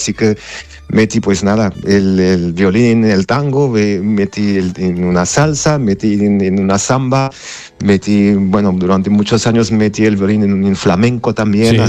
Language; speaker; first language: Spanish; non-native, fluent; Armenian